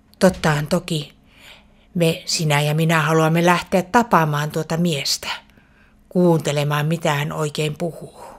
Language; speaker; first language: Finnish; native; Finnish